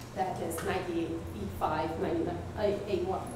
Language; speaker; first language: English; non-native, fluent; Portuguese